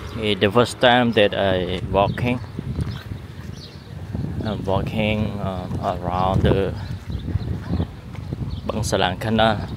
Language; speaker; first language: English; non-native, learner; Khmer